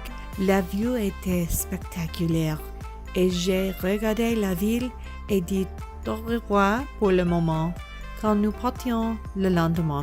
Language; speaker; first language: French; non-native, learner; English